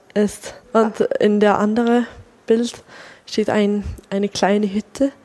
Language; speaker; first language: German; non-native, fluent; Swedish